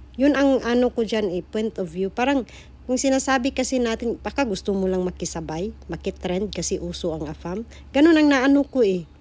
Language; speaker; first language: Filipino; non-native, local second language; Cebuano